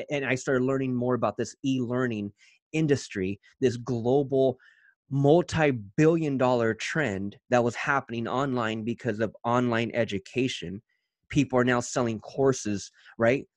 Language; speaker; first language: English; native; English